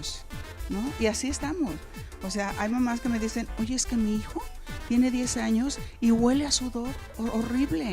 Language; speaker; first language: Spanish; native; Spanish